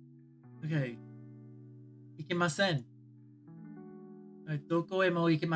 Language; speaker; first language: Japanese; non-native, learner; English